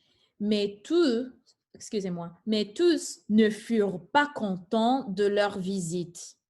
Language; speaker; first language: French; non-native, fluent; English